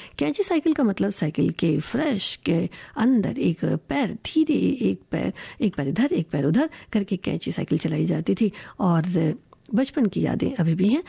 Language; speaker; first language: Hindi; native; Hindi